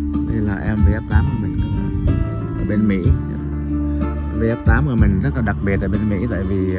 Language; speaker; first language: Vietnamese; early bilingual, heritage; Vietnamese